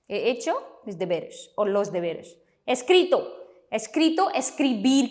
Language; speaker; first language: Spanish; non-native, fluent; Hindi